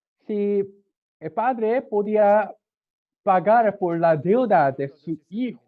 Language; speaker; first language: Spanish; non-native, learner; Korean